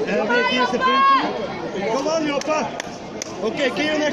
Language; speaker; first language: Dutch; native; Dutch